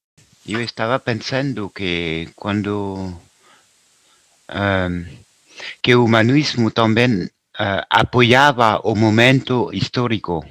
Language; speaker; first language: Spanish; non-native, learner; Portuguese